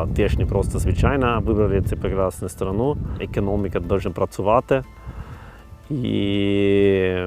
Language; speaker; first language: Ukrainian; non-native, learner; German